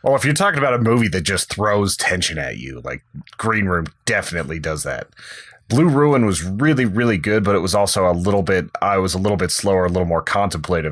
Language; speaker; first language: English; native; English